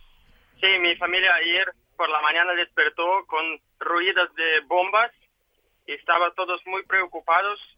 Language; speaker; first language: Spanish; non-native, learner; Ukrainian